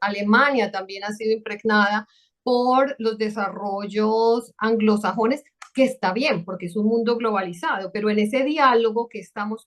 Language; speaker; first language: Spanish; native; Spanish